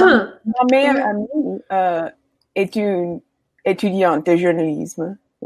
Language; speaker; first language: French; non-native, learner; English